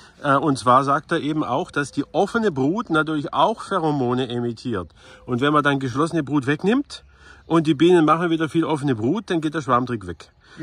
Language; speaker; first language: German; native; German